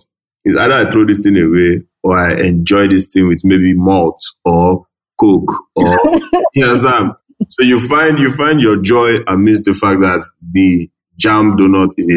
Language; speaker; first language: English; non-native, local second language; Igbo